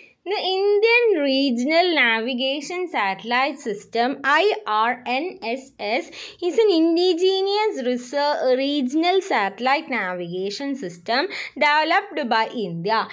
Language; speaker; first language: English; non-native, local second language; Malayalam